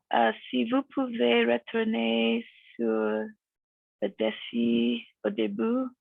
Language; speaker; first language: French; non-native, fluent; English